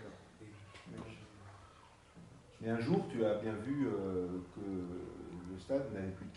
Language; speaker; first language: French; native; French